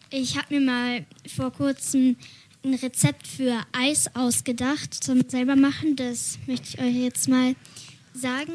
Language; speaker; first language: German; native; German